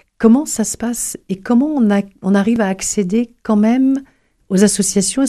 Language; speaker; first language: French; native; French